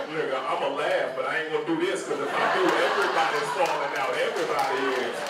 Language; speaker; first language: English; native; English